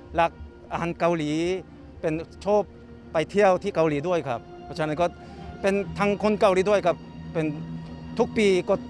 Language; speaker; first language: Thai; non-native, learner; Korean